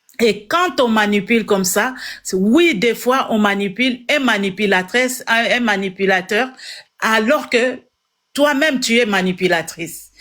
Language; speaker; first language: French; non-native, local second language; Lingala